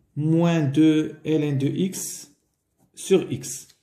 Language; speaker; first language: French; non-native, local second language; Arabic